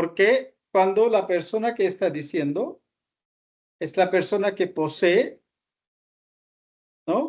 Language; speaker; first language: Spanish; non-native, fluent; Hindi